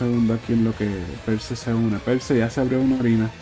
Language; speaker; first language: Spanish; native; Spanish